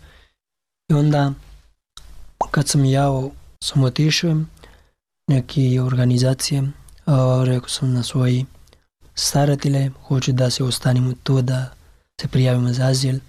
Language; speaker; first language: Serbian; non-native, learner; Pashto